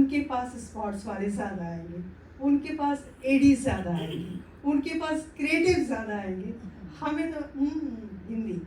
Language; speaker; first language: Hindi; native; Hindi